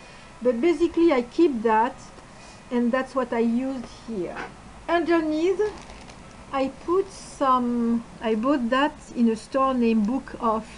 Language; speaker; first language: English; non-native, fluent; French